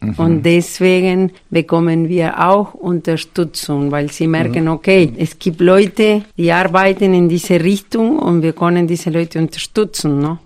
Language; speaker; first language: German; non-native, fluent; Spanish